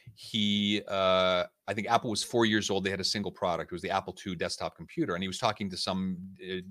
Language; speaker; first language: English; native; English